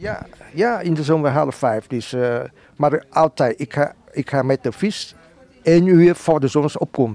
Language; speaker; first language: Dutch; non-native, learner; Vietnamese